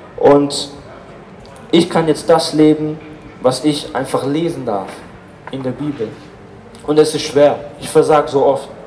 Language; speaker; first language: German; native; German